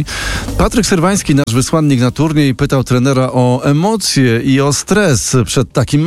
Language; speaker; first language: Polish; native; Polish